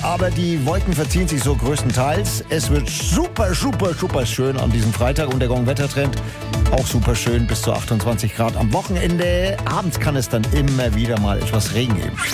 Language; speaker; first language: German; native; German